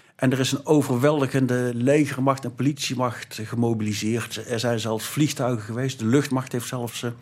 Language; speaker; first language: Dutch; native; Dutch